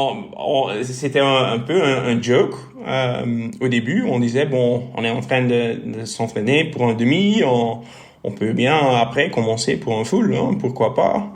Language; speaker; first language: French; non-native, local second language; Dutch